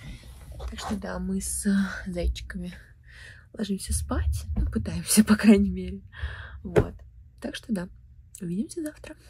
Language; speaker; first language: Russian; native; Russian